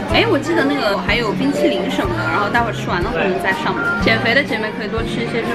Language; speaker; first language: Chinese; native; Chinese